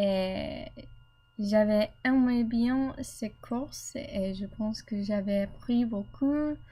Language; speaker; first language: French; non-native, learner; English